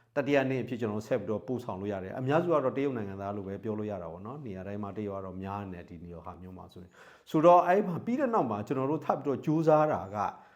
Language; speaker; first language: Burmese; non-native, local second language; S'gaw Karen